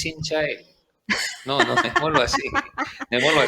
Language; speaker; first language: Spanish; native; Spanish